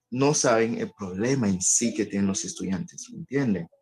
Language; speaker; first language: Spanish; early bilingual, other home language; Haitian Creole